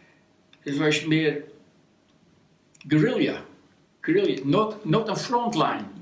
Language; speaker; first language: English; non-native, learner; Dutch